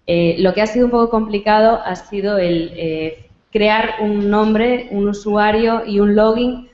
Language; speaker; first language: Spanish; non-native, local second language; Galician